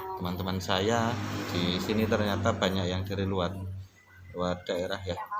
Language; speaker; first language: Indonesian; non-native, local second language; Javanese